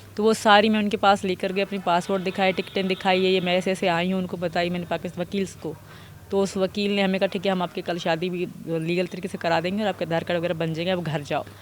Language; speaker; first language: Urdu; non-native, local second language; Sindhi